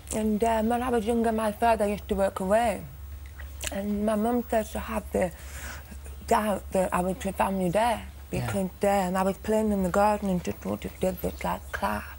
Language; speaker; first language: English; native; English